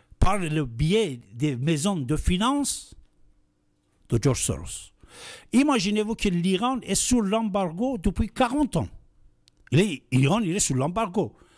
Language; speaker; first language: French; non-native, fluent; Persian